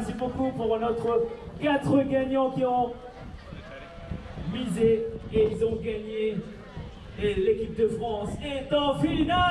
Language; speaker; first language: French; non-native, fluent; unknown